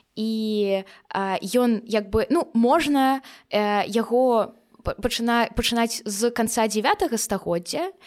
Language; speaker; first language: Belarusian; non-native, local second language; Russian